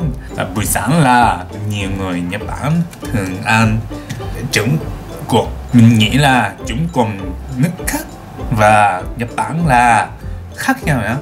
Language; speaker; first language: Vietnamese; non-native, learner; Japanese